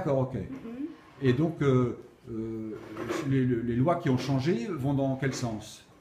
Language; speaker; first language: French; native; French